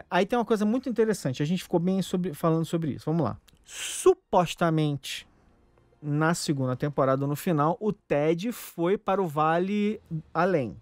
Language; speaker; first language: Portuguese; native; Portuguese